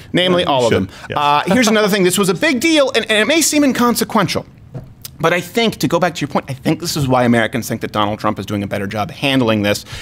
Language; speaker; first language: English; native; English